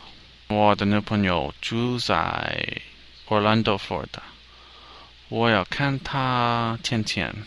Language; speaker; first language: Chinese; non-native, learner; English